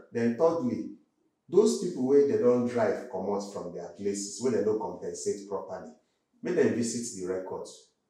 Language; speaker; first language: Nigerian Pidgin; non-native, local second language; Igbo